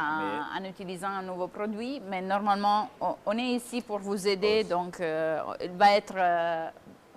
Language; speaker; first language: French; non-native, fluent; Italian